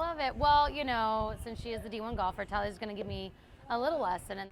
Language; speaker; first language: English; native; English